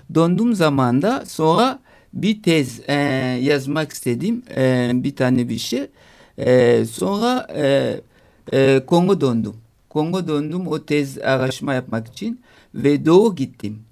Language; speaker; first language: Turkish; non-native, fluent; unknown